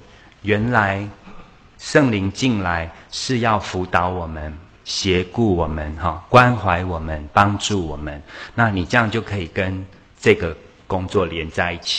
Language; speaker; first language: Chinese; native; Chinese